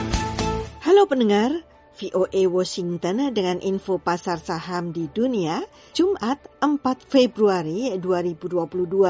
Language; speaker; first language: Indonesian; native; Indonesian